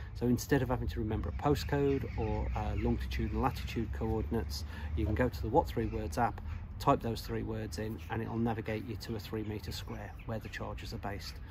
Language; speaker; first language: English; native; English